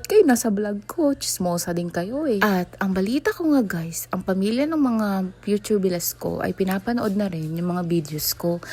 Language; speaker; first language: Filipino; native; Filipino